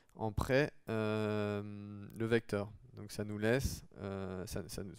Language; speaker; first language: French; native; French